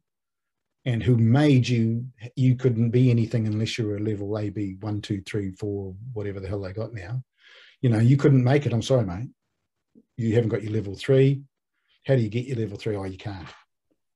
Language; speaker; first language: English; native; English